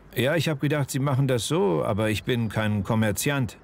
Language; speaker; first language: German; non-native, learner; Romanian